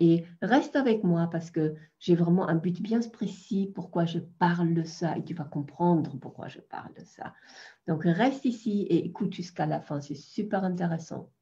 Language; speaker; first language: French; non-native, fluent; German